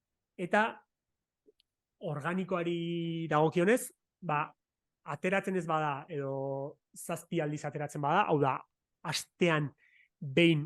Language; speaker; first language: Basque; native; Basque